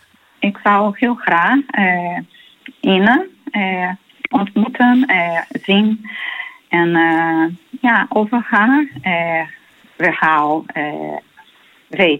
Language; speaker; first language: Dutch; non-native, learner; Portuguese